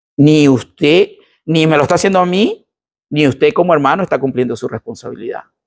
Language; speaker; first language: Spanish; native; Spanish